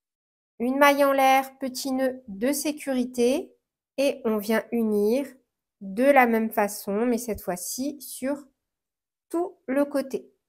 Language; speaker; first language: French; native; French